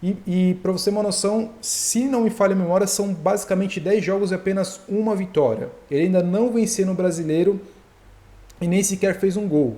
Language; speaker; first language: Portuguese; native; Portuguese